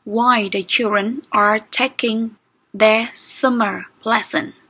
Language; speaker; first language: English; non-native, fluent; Vietnamese